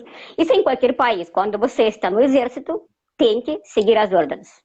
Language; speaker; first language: Portuguese; non-native, fluent; Russian